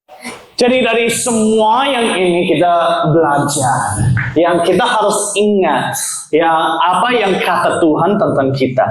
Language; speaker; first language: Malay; non-native, learner; English